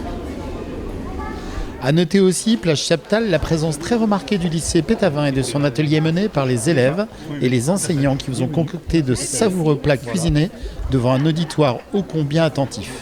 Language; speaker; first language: French; native; French